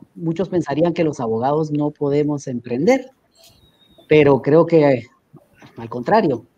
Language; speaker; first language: Spanish; native; Spanish